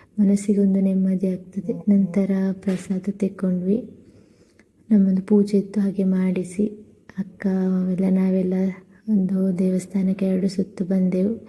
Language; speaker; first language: Kannada; non-native, local second language; Tulu